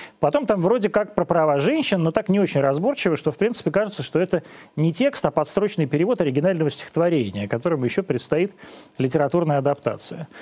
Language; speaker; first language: Russian; native; Russian